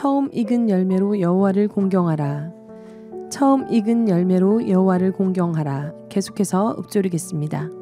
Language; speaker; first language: Korean; native; Korean